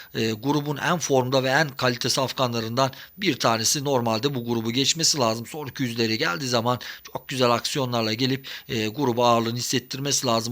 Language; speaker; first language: Turkish; native; Turkish